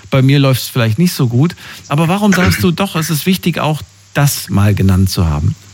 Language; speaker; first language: German; native; German